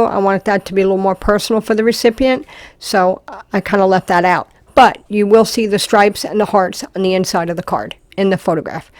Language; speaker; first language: English; native; English